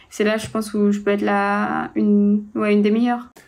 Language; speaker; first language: French; native; French